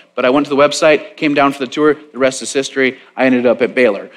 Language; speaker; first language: English; native; English